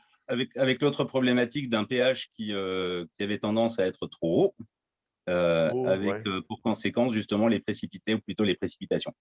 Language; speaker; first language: French; native; French